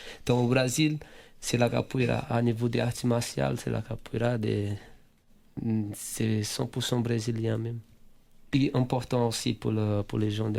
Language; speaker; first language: French; non-native, fluent; Portuguese